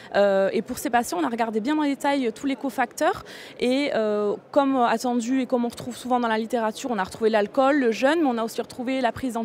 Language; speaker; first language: French; native; French